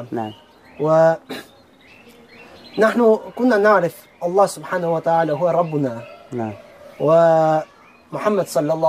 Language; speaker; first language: Arabic; non-native, learner; Albanian